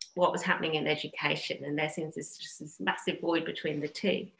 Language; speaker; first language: English; native; English